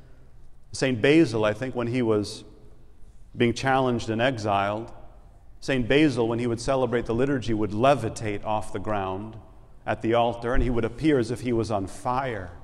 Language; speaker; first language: English; native; English